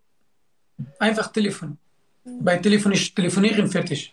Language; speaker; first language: German; non-native, learner; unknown